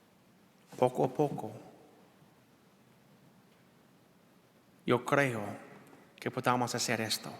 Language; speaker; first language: Spanish; non-native, learner; English